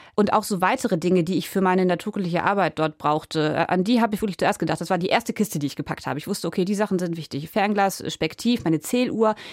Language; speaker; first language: German; native; German